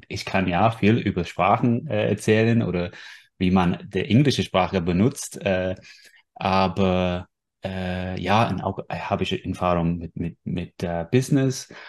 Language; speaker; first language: German; non-native, fluent; English